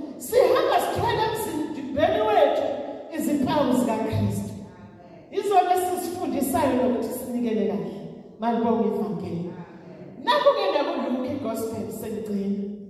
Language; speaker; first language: Zulu; native; Zulu